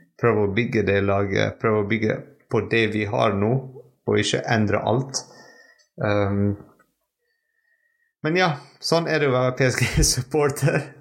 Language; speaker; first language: Norwegian; non-native, fluent; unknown